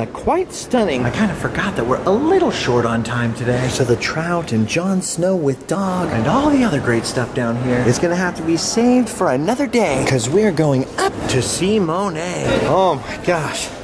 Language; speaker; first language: English; native; English